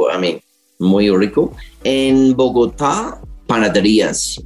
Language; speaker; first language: Spanish; non-native, learner; English